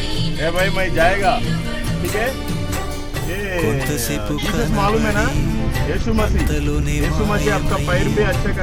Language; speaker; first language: Hindi; non-native, local second language; Telugu